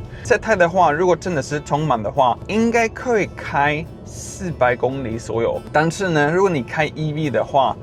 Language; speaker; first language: Chinese; non-native, fluent; Swedish